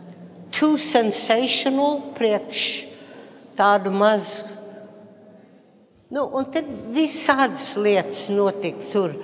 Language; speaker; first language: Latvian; early bilingual, heritage; Latvian